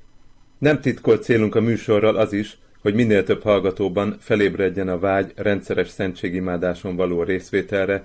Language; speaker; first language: Hungarian; native; Hungarian